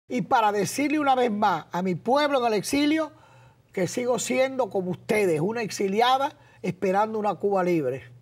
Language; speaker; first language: Spanish; native; Spanish